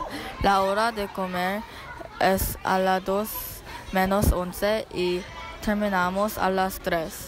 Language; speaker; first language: Spanish; non-native, learner; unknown